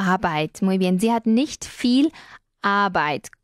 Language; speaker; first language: German; non-native, fluent; Spanish